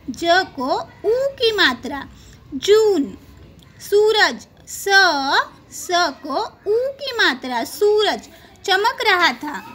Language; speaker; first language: Hindi; non-native, local second language; Marathi